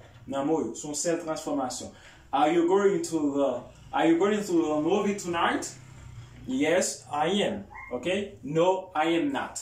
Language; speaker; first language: English; non-native, fluent; Haitian Creole